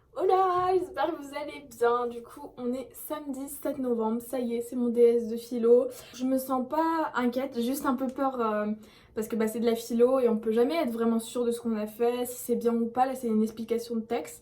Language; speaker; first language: French; native; French